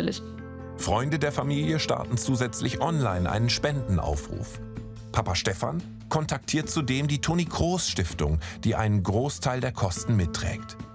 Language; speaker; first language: German; native; German